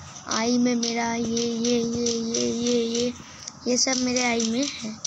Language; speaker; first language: Hindi; non-native, local second language; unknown